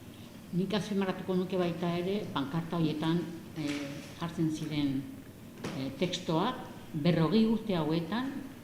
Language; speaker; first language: Basque; non-native, local second language; Spanish